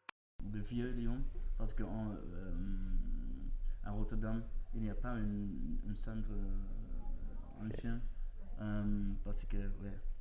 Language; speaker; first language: French; non-native, learner; Dutch